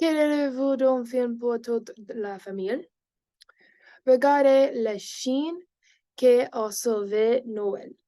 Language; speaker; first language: French; non-native, learner; English